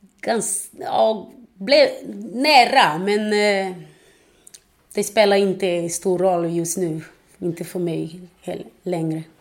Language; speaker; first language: Swedish; non-native, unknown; Portuguese